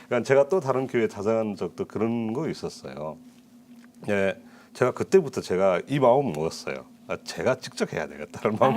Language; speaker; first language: Korean; non-native, fluent; Nepali